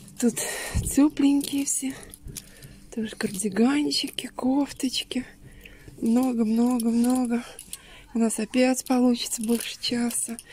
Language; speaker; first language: Russian; native; Russian